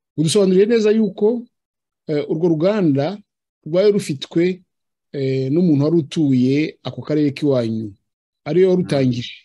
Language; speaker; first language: Kinyarwanda; native; Kinyarwanda